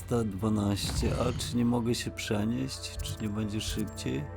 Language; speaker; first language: Polish; native; Polish